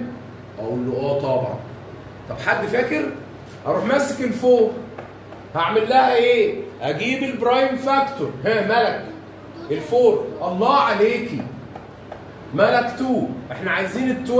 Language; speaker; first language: Arabic; native; Arabic